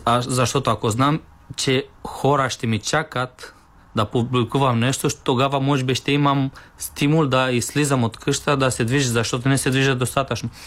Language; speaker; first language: Bulgarian; non-native, learner; Romanian